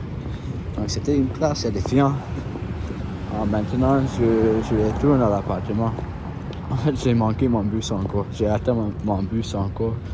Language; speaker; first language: French; non-native, fluent; English